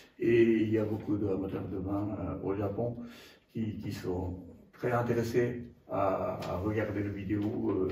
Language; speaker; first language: French; non-native, fluent; Japanese